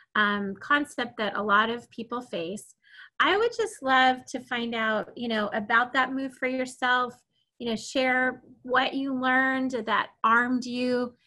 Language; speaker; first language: English; native; English